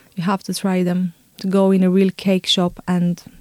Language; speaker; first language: English; non-native, fluent; Romanian